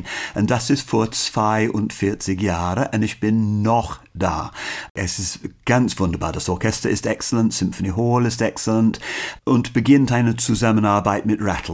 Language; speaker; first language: German; non-native, fluent; English